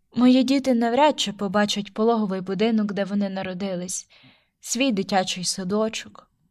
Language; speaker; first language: Ukrainian; native; Ukrainian